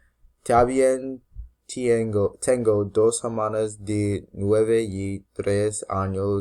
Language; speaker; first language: Spanish; non-native, learner; English